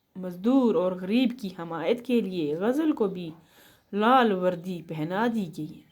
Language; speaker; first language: Urdu; non-native, local second language; Kashmiri